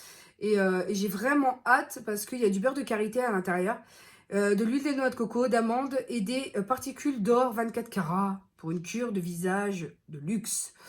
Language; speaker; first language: French; native; French